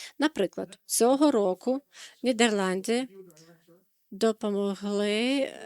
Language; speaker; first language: Ukrainian; non-native, fluent; Dutch